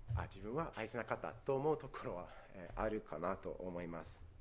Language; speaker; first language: Japanese; non-native, fluent; English